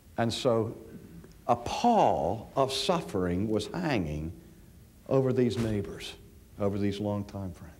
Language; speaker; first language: English; native; English